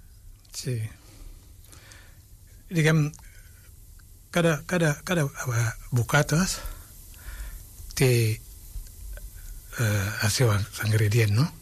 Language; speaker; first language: Catalan; non-native, fluent; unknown